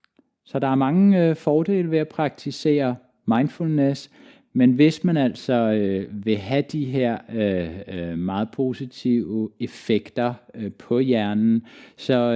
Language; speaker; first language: Danish; native; Danish